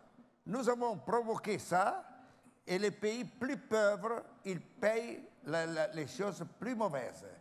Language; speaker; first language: French; non-native, learner; Italian